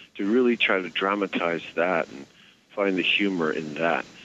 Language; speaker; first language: English; native; English